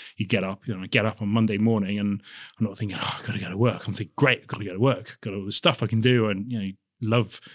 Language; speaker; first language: English; native; English